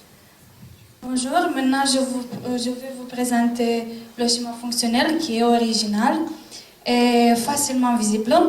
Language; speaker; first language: French; non-native, learner; Romanian